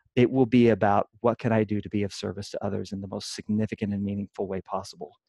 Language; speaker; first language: English; native; English